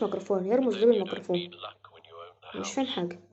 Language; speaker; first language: Arabic; native; Arabic